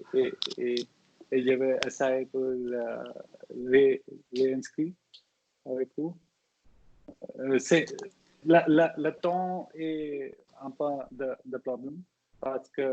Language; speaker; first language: French; non-native, learner; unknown